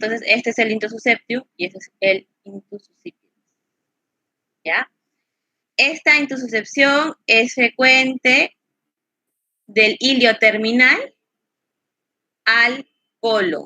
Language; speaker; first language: Spanish; native; Spanish